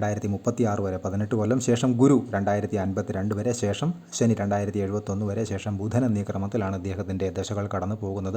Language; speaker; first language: Malayalam; native; Malayalam